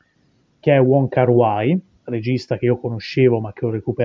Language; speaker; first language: Italian; native; Italian